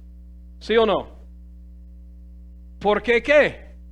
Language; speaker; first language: Spanish; non-native, fluent; English